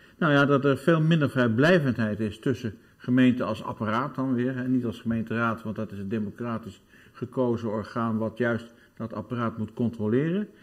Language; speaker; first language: Dutch; native; Dutch